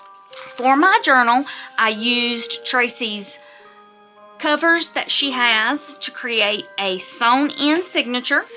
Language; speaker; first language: English; native; English